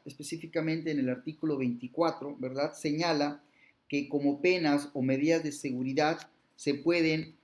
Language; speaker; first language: Spanish; native; Spanish